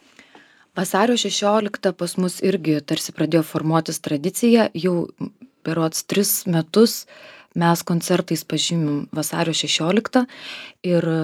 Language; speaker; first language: Lithuanian; native; Lithuanian